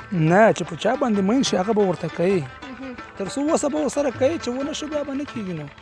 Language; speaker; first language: Pashto; non-native, local second language; Persian